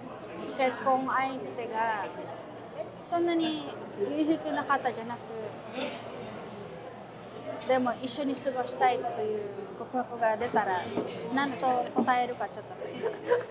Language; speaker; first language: Japanese; non-native, fluent; Filipino